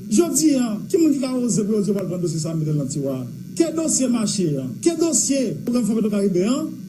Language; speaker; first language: Haitian Creole; native; Haitian Creole